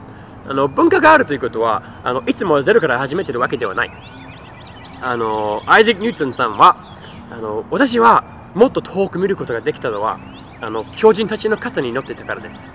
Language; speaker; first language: Japanese; non-native, fluent; English